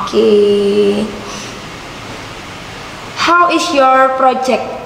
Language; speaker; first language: English; non-native, learner; Indonesian